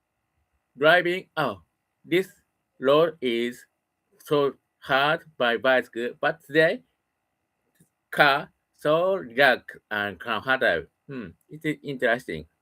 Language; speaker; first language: English; non-native, learner; Japanese